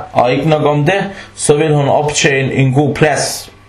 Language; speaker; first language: Danish; non-native, local second language; Arabic